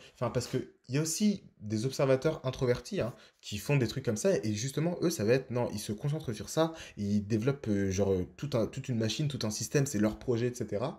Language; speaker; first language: French; native; French